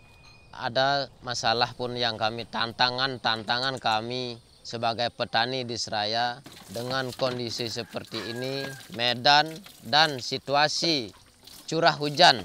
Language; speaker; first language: Indonesian; non-native, local second language; Balinese